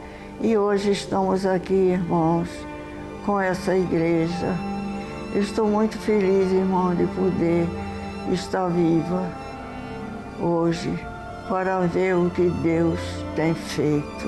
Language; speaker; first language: Portuguese; early bilingual, heritage; Portuguese